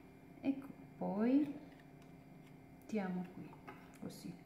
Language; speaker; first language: Italian; non-native, learner; Indonesian